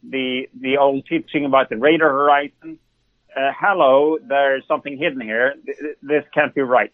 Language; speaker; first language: English; non-native, fluent; Swedish